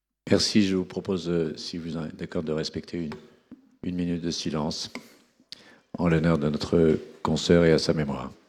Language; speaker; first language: French; native; French